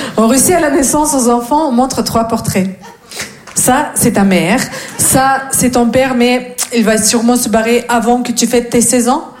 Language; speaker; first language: French; non-native, fluent; Russian